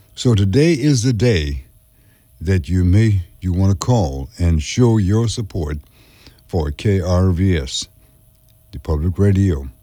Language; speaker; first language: English; early bilingual, other home language; French